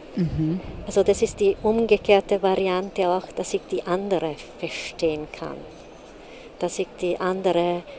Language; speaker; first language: German; non-native, fluent; Hungarian